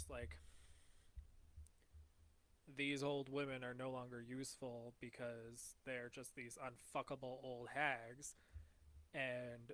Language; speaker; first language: English; native; English